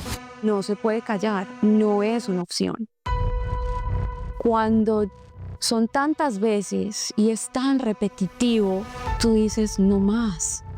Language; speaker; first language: Spanish; native; Spanish